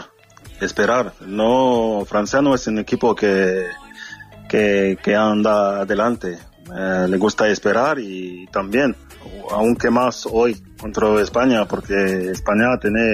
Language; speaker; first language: Spanish; non-native, fluent; French